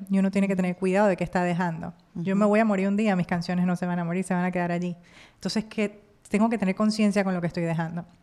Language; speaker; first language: Spanish; native; Spanish